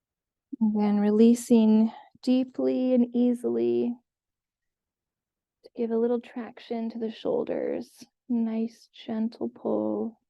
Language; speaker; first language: English; native; English